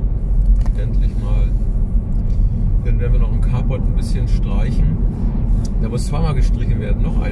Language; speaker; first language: German; native; German